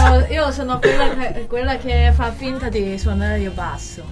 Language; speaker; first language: Italian; non-native, fluent; Chinese